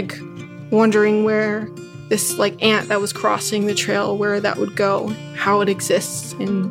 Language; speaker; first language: English; native; English